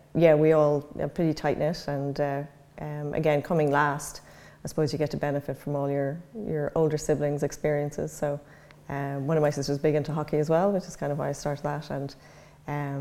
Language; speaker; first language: English; native; English